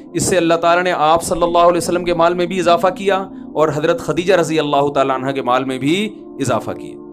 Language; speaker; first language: Urdu; native; Urdu